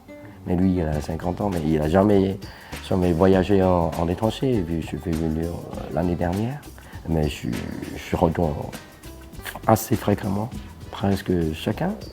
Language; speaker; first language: French; non-native, fluent; Cantonese